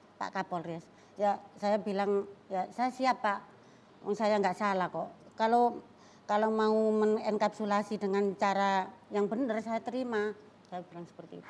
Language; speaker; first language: Indonesian; non-native, local second language; Javanese